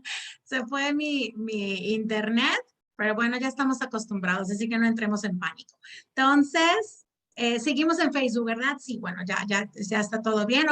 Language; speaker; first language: Spanish; native; Spanish